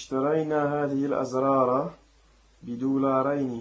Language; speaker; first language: Arabic; non-native, learner; French